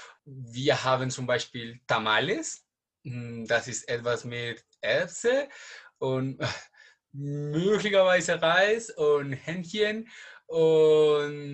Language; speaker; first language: German; non-native, learner; Spanish